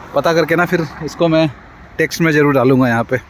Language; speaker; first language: Hindi; non-native, local second language; Punjabi